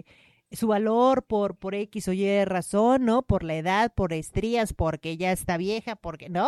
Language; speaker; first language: Spanish; native; Spanish